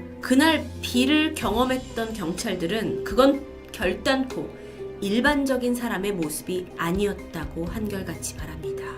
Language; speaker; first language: Korean; native; Korean